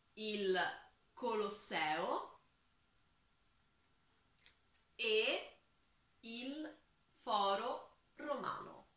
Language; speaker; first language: Italian; non-native, learner; French